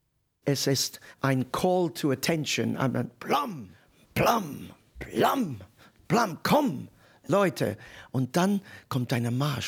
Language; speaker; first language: German; non-native, fluent; English